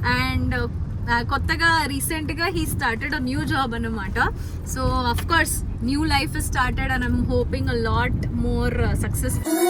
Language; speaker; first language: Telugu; non-native, fluent; Hindi